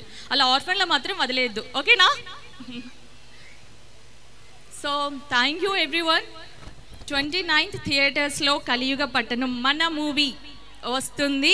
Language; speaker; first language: Telugu; native; Telugu